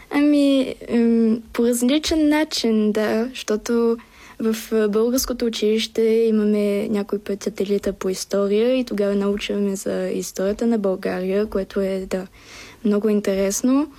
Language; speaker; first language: Bulgarian; early bilingual, heritage; Bulgarian